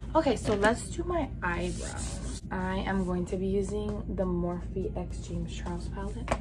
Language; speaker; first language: English; native; English